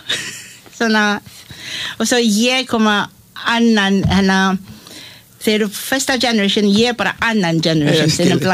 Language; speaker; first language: Icelandic; non-native, learner; Malay